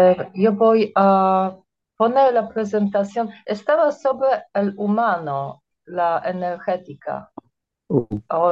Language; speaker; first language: Spanish; non-native, learner; Polish